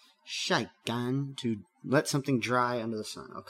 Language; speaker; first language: English; native; English